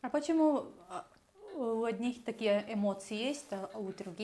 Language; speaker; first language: Russian; non-native, learner; Estonian